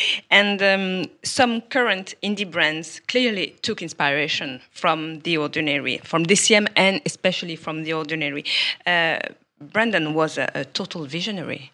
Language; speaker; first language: English; non-native, fluent; French